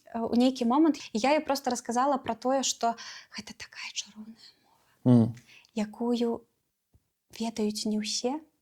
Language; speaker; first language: Belarusian; non-native, local second language; Russian